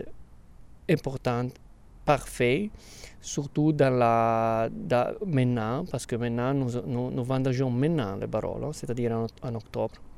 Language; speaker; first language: French; non-native, fluent; Italian